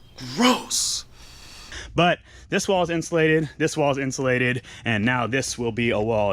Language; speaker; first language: English; native; English